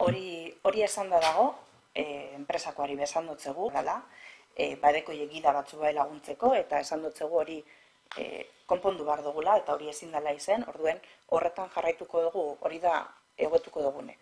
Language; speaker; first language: Basque; native; Basque